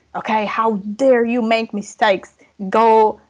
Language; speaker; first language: English; non-native, fluent; Russian